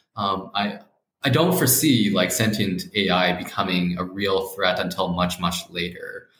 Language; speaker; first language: English; native; English